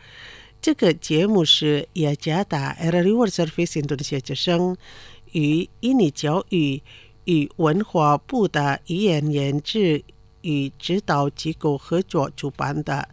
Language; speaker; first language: Chinese; non-native, fluent; Indonesian